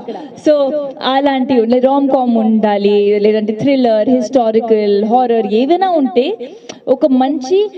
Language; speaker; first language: Telugu; non-native, fluent; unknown